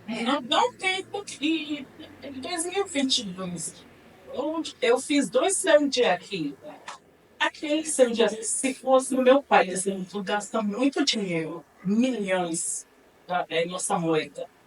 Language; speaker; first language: Portuguese; non-native, learner; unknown